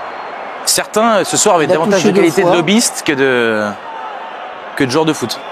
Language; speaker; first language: French; native; French